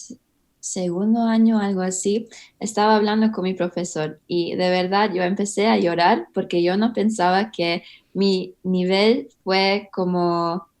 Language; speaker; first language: Spanish; early bilingual, heritage; English